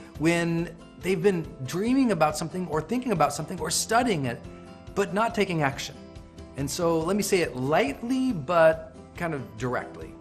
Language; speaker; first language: English; native; English